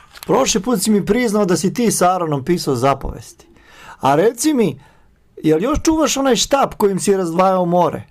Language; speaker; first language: Bosnian; native; Bosnian